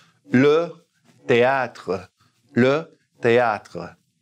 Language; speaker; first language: French; non-native, fluent; English